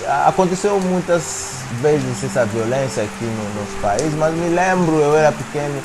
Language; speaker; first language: Portuguese; non-native, fluent; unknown